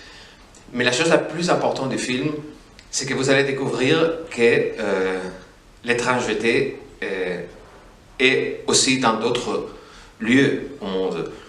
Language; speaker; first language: French; non-native, fluent; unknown